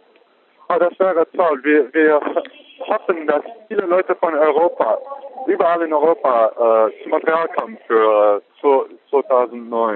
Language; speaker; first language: German; non-native, fluent; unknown